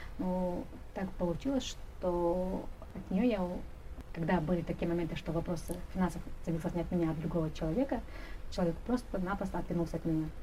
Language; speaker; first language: Russian; non-native, local second language; Kazakh